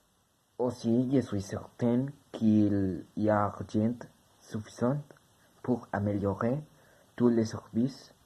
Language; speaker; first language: French; non-native, learner; Spanish